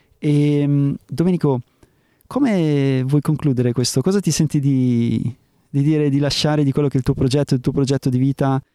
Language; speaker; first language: Italian; early bilingual, heritage; Italian